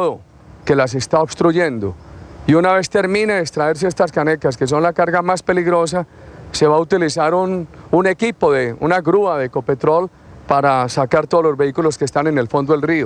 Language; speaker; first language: Spanish; native; Spanish